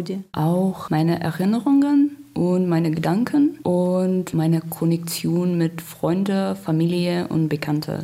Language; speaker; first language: German; non-native, fluent; Russian